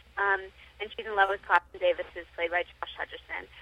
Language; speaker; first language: English; native; English